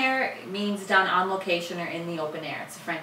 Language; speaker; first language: English; native; English